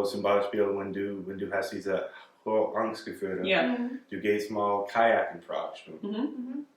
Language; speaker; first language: German; non-native, learner; English